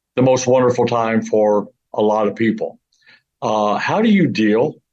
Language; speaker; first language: English; native; English